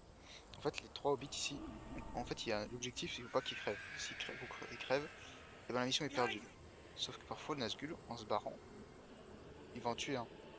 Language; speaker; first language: French; native; French